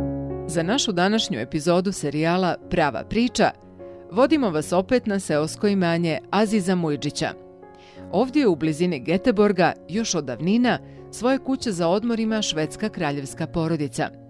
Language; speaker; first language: Bosnian; native; Bosnian